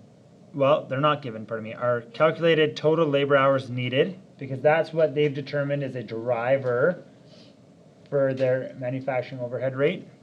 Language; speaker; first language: English; native; English